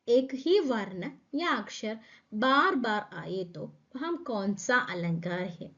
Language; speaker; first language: Hindi; non-native, local second language; Malayalam